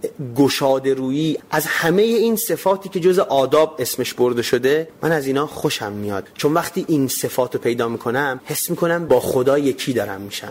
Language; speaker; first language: Persian; native; Persian